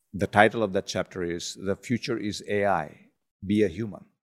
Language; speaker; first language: English; non-native, local second language; Gujarati